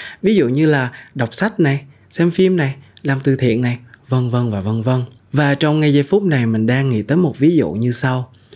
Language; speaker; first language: Vietnamese; native; Vietnamese